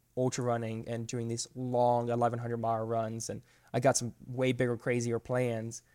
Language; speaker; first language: English; native; English